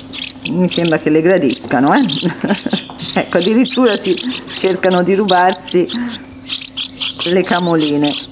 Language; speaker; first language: Italian; native; Italian